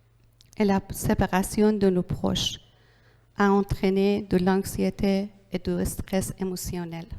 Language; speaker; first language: French; non-native, learner; Persian